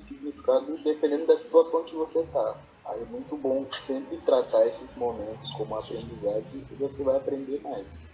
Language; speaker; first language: Portuguese; non-native, fluent; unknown